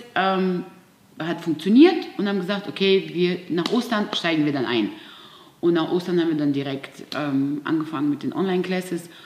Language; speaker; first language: German; non-native, fluent; Russian